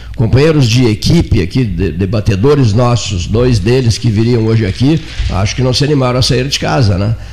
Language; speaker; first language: Portuguese; native; Portuguese